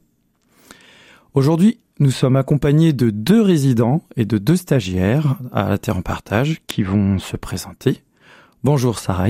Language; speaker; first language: French; native; French